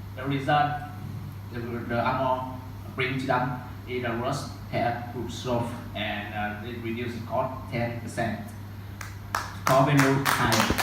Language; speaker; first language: English; non-native, learner; Vietnamese